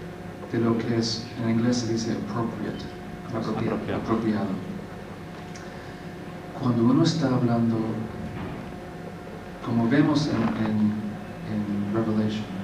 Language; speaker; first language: Spanish; non-native, fluent; English